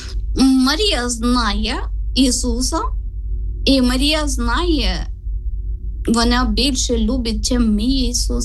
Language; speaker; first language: Ukrainian; non-native, learner; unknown